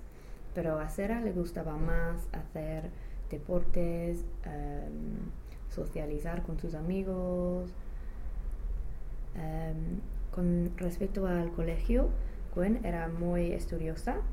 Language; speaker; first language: Spanish; non-native, fluent; English